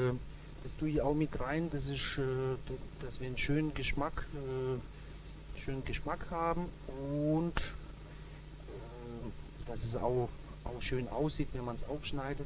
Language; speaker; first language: German; native; German